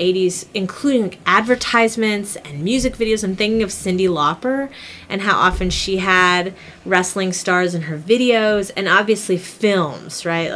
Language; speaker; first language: English; native; English